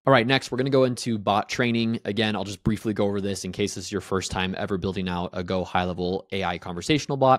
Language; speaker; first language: English; native; English